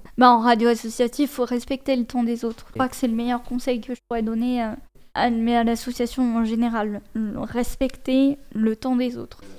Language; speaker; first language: French; native; French